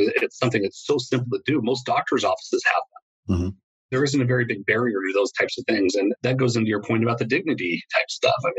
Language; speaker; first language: English; native; English